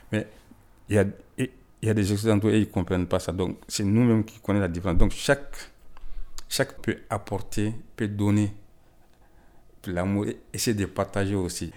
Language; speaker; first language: French; non-native, local second language; Bambara